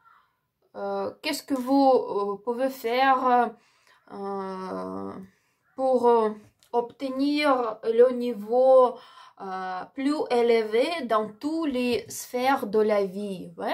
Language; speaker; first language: French; non-native, learner; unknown